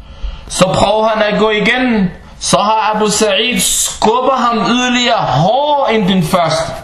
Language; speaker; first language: Danish; early bilingual, other home language; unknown